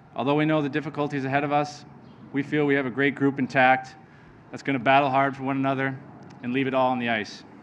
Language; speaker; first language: English; native; English